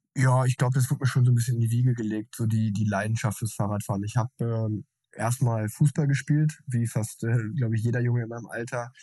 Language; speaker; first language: German; native; German